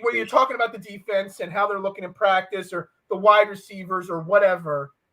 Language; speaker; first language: English; native; English